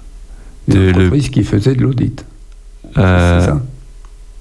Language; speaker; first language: French; native; French